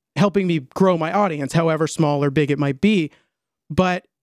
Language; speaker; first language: English; native; English